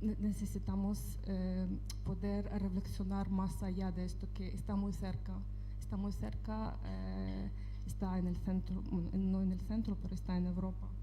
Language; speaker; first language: Spanish; non-native, fluent; Ukrainian